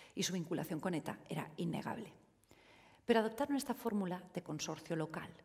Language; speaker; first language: Spanish; native; Spanish